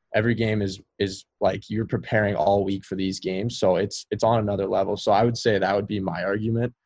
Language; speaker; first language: English; native; English